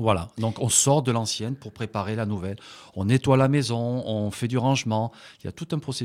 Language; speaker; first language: French; native; French